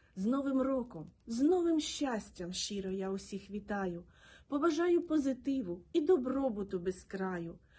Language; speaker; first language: Ukrainian; native; Ukrainian